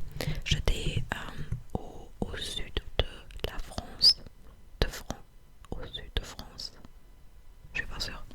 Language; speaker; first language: French; non-native, fluent; English